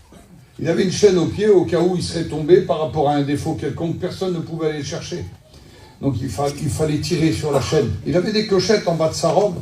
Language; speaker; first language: French; native; French